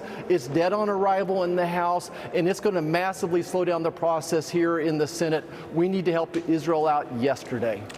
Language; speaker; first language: English; native; English